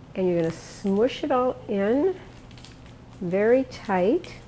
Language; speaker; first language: English; native; English